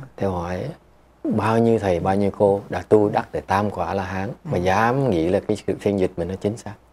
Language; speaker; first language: Vietnamese; native; Vietnamese